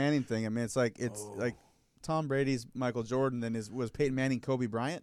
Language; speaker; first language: English; native; English